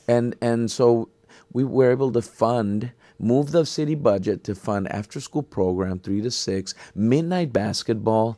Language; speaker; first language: English; native; English